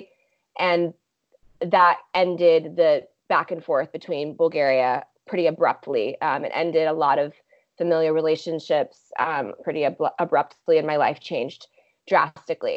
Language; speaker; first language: English; native; English